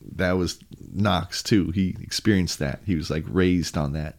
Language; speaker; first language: English; native; English